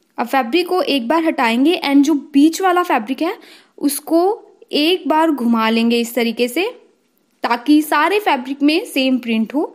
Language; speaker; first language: Hindi; native; Hindi